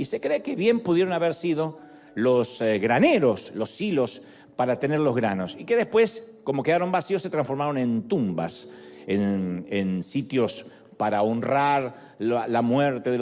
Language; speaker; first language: Spanish; native; Spanish